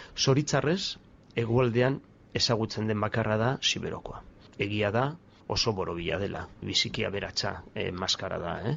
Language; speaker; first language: Basque; non-native, local second language; Spanish